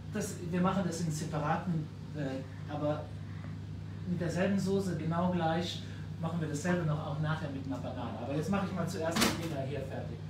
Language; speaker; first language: German; non-native, local second language; Luxembourgish